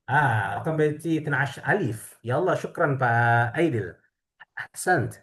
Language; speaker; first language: Arabic; non-native, fluent; Indonesian